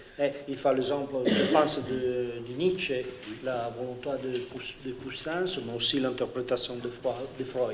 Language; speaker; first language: French; non-native, fluent; Italian